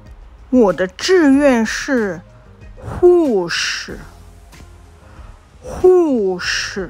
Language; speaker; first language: Chinese; non-native, local second language; Cantonese